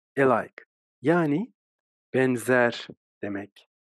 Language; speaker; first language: Turkish; native; Turkish